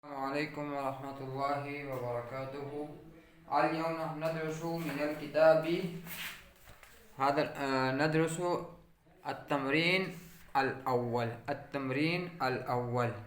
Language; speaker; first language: Arabic; non-native, fluent; Urdu